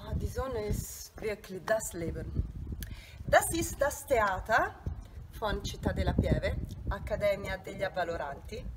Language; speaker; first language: German; non-native, fluent; Italian